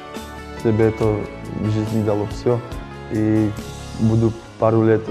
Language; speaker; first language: Russian; non-native, learner; Slovak